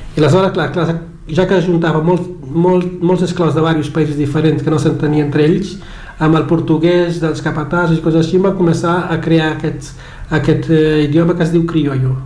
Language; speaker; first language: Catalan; non-native, fluent; Kabuverdianu